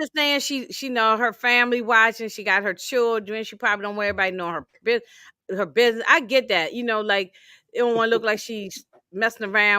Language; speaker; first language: English; native; English